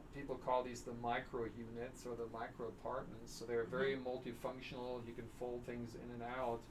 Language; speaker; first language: English; non-native, fluent; German